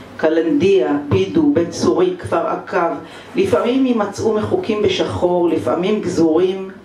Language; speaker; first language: Hebrew; native; Hebrew